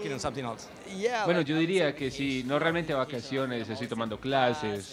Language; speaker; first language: Spanish; non-native, fluent; English